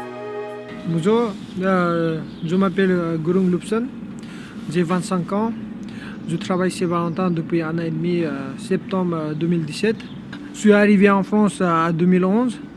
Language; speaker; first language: French; non-native, fluent; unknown